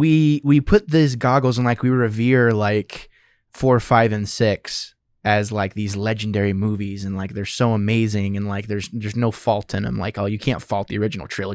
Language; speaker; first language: English; native; English